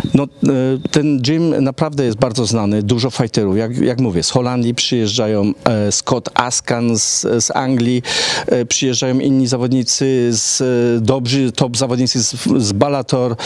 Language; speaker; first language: Polish; early bilingual, heritage; Polish